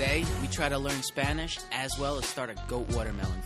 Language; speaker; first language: English; native; English